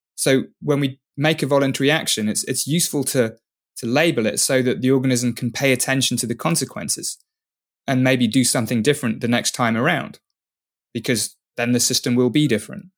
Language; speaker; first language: English; native; English